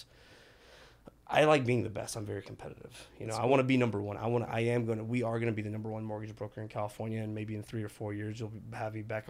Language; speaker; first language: English; early bilingual, other home language; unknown